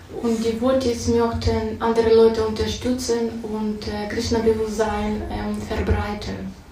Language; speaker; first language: German; non-native, fluent; Russian